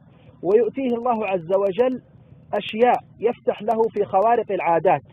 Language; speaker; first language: Arabic; native; Arabic